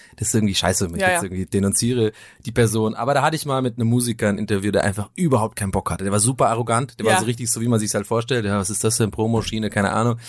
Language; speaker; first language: German; non-native, fluent; English